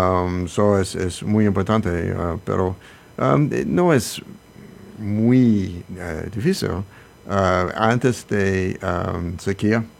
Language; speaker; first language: Spanish; non-native, learner; English